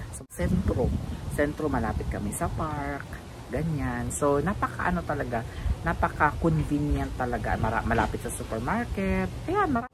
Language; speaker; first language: Filipino; non-native, local second language; Cebuano